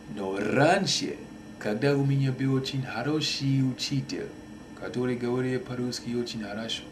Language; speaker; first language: Russian; non-native, learner; English